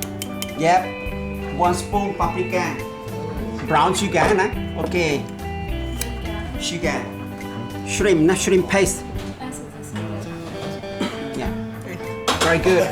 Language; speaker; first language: English; non-native, learner; Khmer